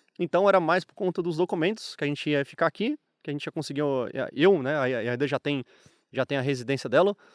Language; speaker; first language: Portuguese; native; Portuguese